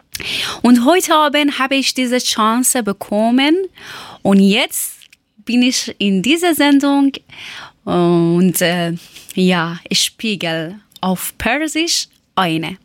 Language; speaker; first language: German; non-native, learner; Persian